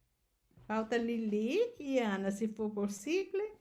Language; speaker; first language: Portuguese; non-native, learner; Spanish